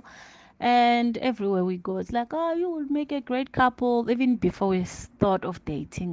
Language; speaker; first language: English; non-native, local second language; Tsonga